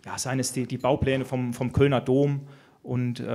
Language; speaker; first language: German; native; German